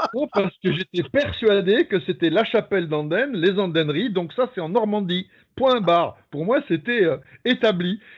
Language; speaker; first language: French; native; French